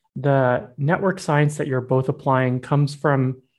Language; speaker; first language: English; early bilingual, other home language; Burmese